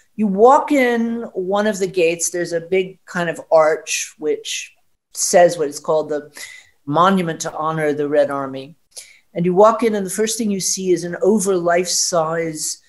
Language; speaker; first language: English; native; English